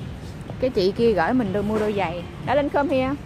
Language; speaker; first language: Vietnamese; native; Vietnamese